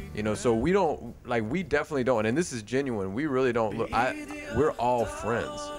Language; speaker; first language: English; native; English